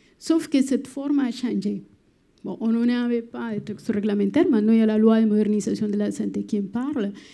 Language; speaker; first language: French; non-native, fluent; Spanish